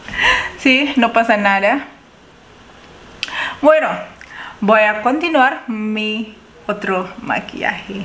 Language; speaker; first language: Spanish; non-native, learner; Indonesian